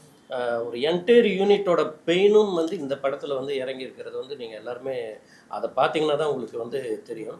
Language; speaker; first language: Tamil; native; Tamil